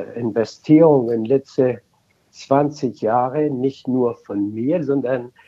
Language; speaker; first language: German; non-native, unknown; Persian